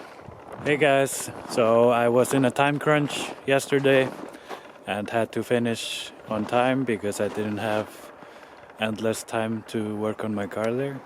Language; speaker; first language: English; non-native, fluent; Icelandic